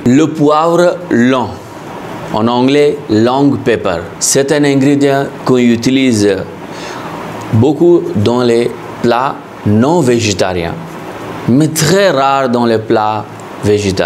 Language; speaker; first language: French; non-native, fluent; Hindi